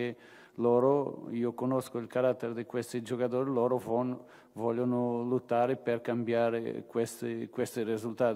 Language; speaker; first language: Italian; non-native, fluent; Portuguese